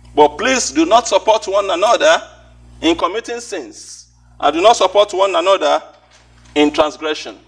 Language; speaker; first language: English; non-native, local second language; Yoruba